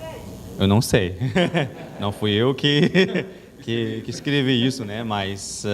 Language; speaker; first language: Portuguese; non-native, learner; Chinese